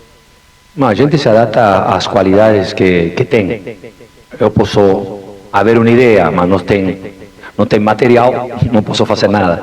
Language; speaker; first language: Portuguese; non-native, fluent; Spanish